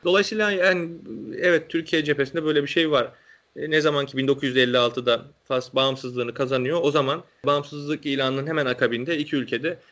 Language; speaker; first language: Turkish; native; Turkish